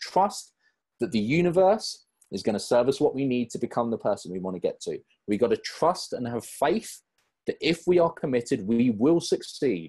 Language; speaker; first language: English; native; English